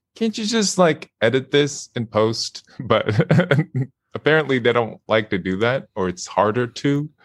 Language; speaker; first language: English; non-native, fluent; Japanese